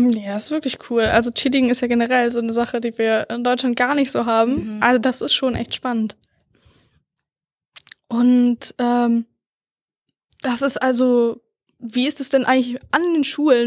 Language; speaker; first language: German; native; German